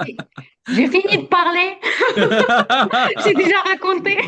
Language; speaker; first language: French; non-native, fluent; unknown